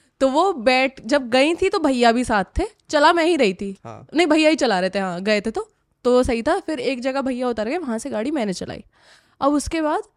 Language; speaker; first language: Hindi; native; Hindi